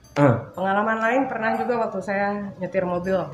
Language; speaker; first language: Indonesian; native; Indonesian